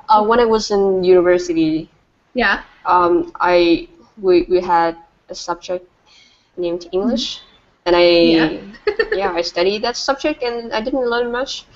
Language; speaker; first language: English; non-native, fluent; Vietnamese